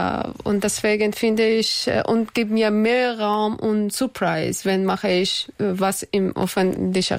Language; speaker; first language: German; non-native, learner; Persian